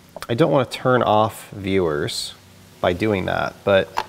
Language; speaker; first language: English; native; English